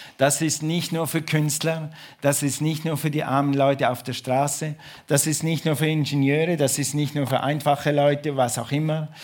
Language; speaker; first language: German; non-native, fluent; English